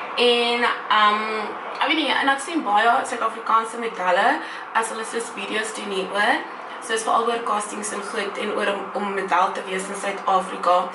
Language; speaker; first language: Afrikaans; native; Afrikaans